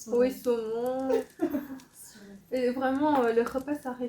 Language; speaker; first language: French; non-native, fluent; Korean